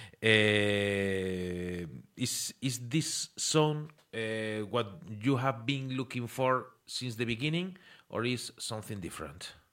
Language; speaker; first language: English; non-native, learner; Spanish